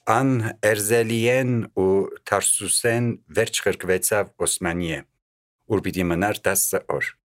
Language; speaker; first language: Armenian; native; Armenian